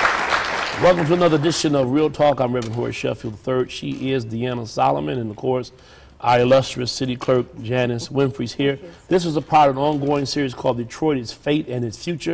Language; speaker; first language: English; native; English